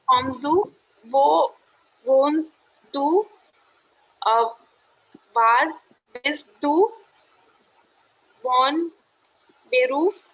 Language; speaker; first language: German; non-native, learner; Hindi